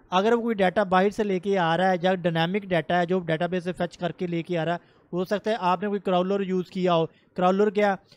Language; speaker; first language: Urdu; native; Urdu